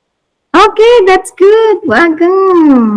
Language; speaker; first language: English; non-native, learner; Indonesian